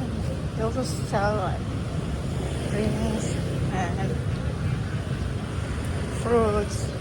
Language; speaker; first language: English; non-native, learner; Indonesian